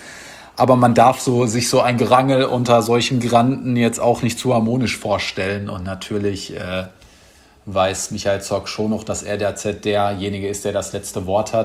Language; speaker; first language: German; native; German